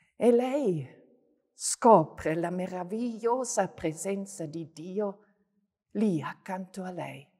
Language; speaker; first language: Italian; non-native, fluent; German